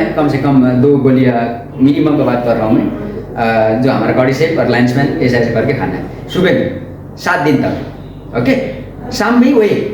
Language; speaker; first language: Hindi; non-native, local second language; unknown